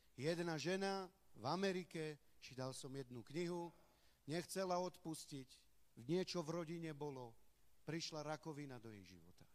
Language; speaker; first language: Slovak; non-native, local second language; Romany